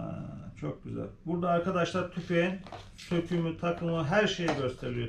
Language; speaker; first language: Turkish; native; Turkish